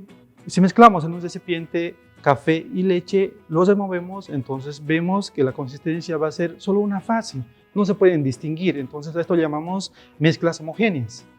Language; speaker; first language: Spanish; native; Spanish